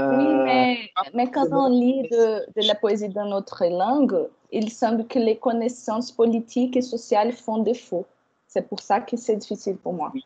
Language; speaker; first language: French; non-native, fluent; Portuguese